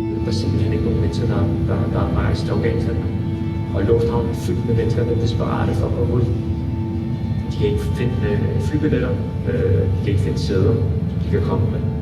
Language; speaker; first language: Danish; early bilingual, other home language; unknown